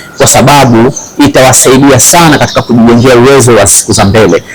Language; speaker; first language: Swahili; native; Swahili